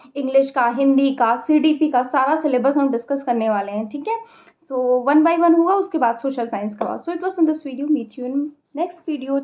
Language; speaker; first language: Hindi; native; Hindi